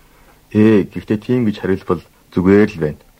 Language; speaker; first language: Mongolian; native; Mongolian